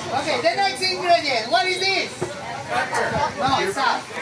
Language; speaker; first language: English; non-native, fluent; Spanish